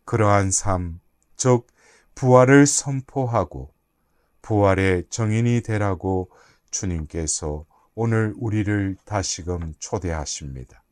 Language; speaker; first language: Korean; native; Korean